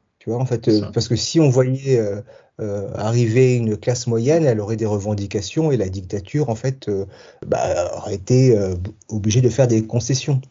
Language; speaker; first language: French; early bilingual, other home language; Tachelhit